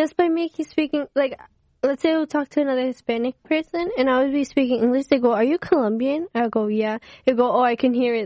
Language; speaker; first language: English; non-native, local second language; Spanish